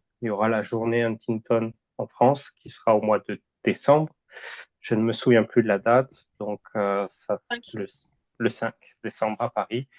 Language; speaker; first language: French; native; French